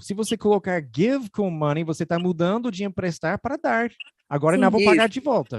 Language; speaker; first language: Portuguese; non-native, fluent; English